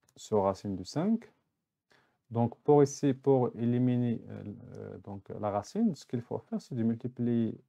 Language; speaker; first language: French; non-native, local second language; Arabic